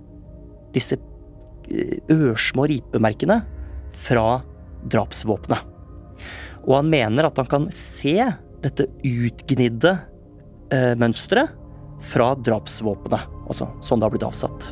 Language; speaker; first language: Norwegian; native; Norwegian